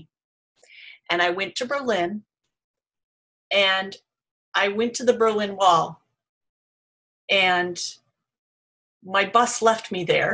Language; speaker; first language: English; native; English